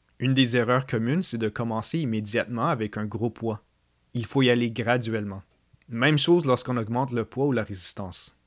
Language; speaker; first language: French; native; French